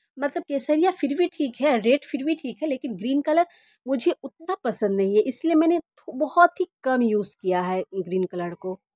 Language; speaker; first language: Hindi; non-native, local second language; Bangla